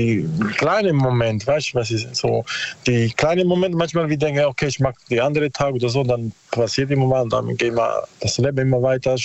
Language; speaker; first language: German; non-native, learner; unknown